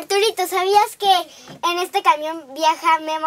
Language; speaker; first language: Spanish; native; Spanish